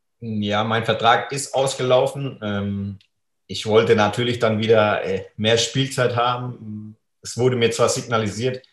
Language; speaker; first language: German; native; German